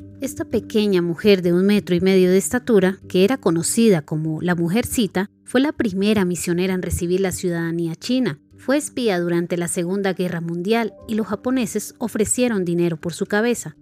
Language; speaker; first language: Spanish; native; Spanish